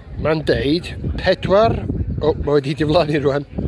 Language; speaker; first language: Welsh; non-native, learner; English